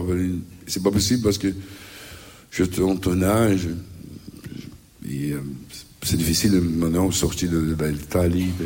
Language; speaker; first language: French; non-native, learner; Portuguese